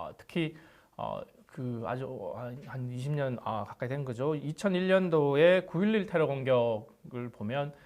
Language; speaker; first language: Korean; native; Korean